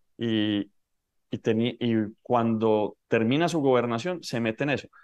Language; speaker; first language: Spanish; native; Spanish